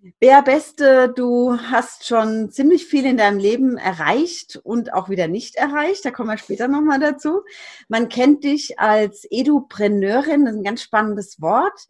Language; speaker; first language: German; native; German